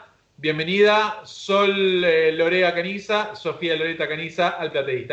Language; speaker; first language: Spanish; native; Spanish